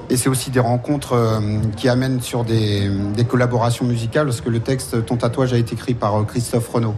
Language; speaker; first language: French; native; French